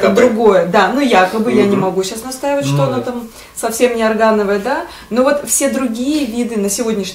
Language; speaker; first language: Russian; native; Russian